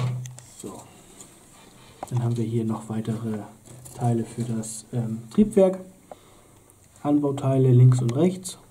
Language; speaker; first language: German; native; German